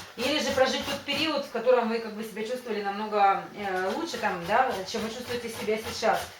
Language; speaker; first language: Russian; native; Russian